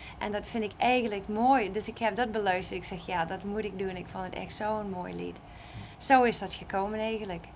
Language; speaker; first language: Dutch; non-native, fluent; English